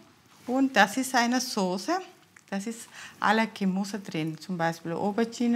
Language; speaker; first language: German; non-native, learner; Tamil